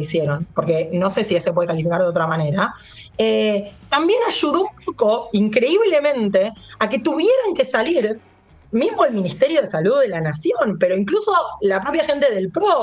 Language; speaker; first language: Spanish; native; Spanish